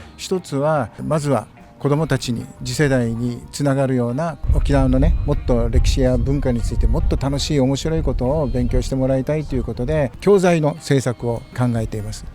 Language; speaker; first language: Japanese; native; Japanese